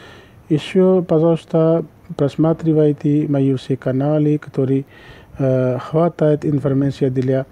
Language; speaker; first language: Russian; non-native, learner; Urdu